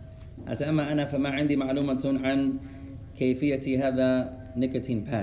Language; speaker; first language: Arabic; non-native, fluent; English